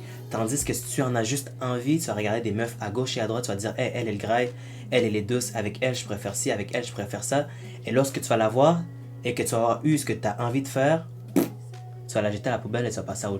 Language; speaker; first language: French; native; French